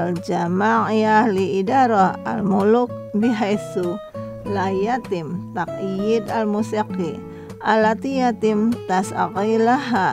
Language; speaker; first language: Arabic; non-native, fluent; Indonesian